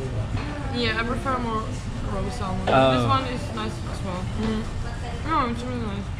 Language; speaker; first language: English; non-native, learner; Ukrainian